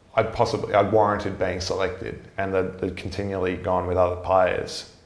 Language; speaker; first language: English; native; English